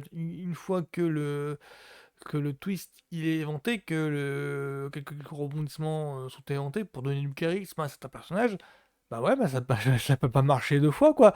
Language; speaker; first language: French; native; French